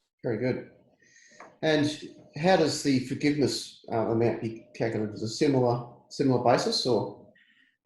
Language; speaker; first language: English; native; English